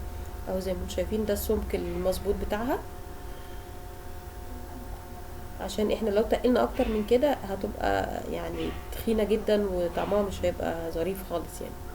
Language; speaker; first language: Arabic; native; Arabic